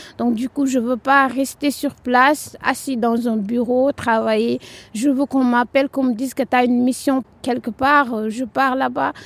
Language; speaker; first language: French; non-native, local second language; Wolof